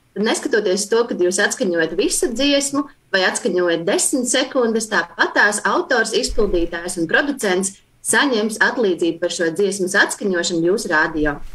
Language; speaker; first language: Latvian; native; Latvian